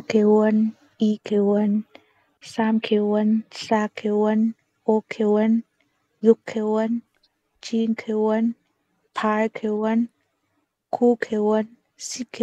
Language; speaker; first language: Korean; non-native, learner; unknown